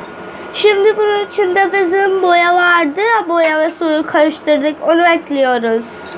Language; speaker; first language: Turkish; non-native, learner; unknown